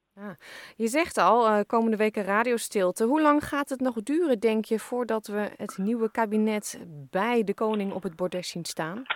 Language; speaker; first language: Dutch; native; Dutch